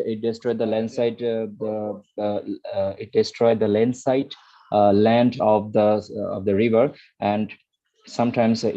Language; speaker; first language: English; non-native, learner; Bangla